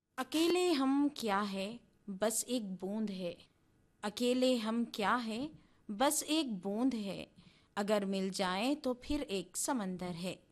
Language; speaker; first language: Urdu; native; Urdu